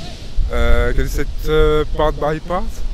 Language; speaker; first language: Swedish; non-native, learner; French